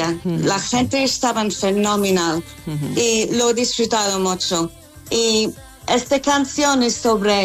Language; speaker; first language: Spanish; non-native, learner; English